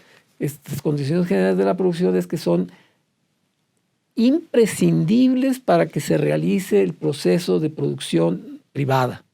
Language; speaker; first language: Spanish; native; Spanish